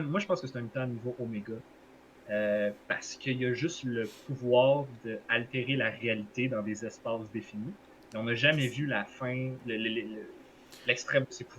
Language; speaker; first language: French; native; French